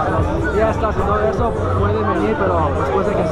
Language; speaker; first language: Spanish; early bilingual, other home language; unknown